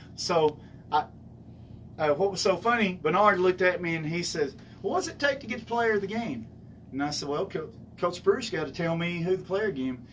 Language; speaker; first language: English; native; English